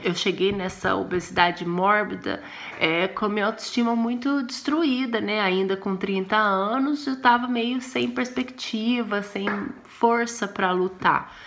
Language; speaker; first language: Portuguese; native; Portuguese